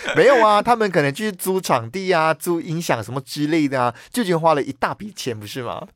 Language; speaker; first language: Chinese; native; Chinese